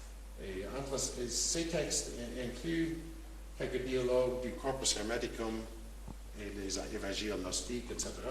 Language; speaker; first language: French; non-native, fluent; English